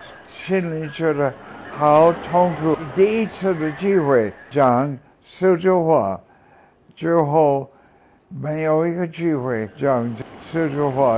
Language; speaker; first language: Chinese; non-native, fluent; English